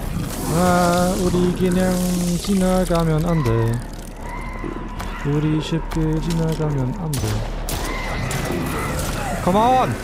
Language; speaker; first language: Korean; non-native, learner; German